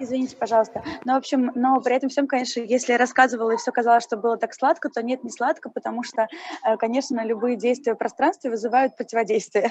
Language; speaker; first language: Russian; native; Russian